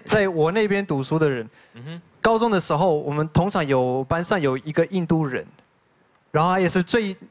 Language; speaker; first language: Chinese; non-native, fluent; English